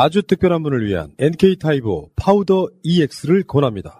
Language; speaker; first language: Korean; native; Korean